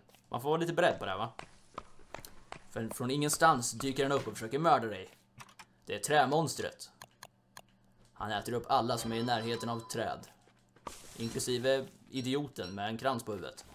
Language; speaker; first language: Swedish; native; Swedish